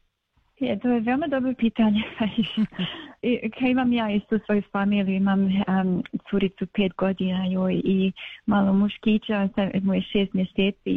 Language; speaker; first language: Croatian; early bilingual, other home language; Bosnian